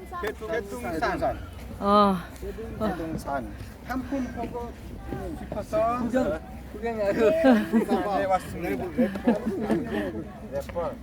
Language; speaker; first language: Korean; non-native, learner; Nepali